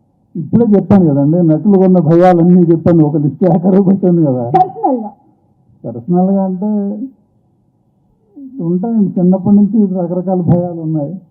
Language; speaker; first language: Telugu; native; Telugu